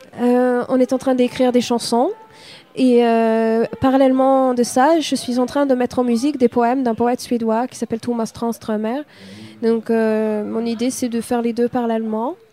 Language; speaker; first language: French; non-native, fluent; Swedish